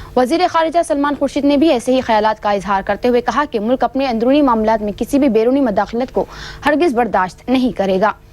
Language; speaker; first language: Urdu; native; Urdu